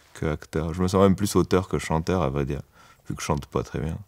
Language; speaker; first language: French; native; French